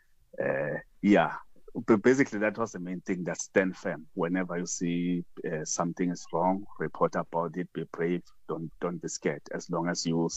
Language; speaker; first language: English; non-native, local second language; Zulu